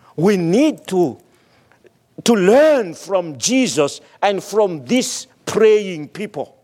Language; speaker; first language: English; non-native, fluent; Malagasy